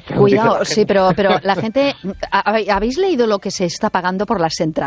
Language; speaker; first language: Spanish; native; Spanish